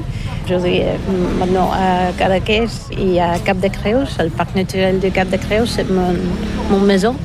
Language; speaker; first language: French; non-native, learner; Bulgarian